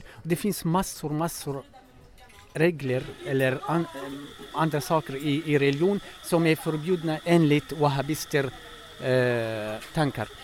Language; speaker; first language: Swedish; non-native, fluent; Arabic